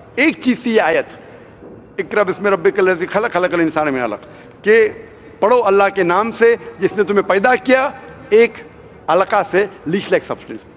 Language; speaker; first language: Hindi; non-native, local second language; Konkani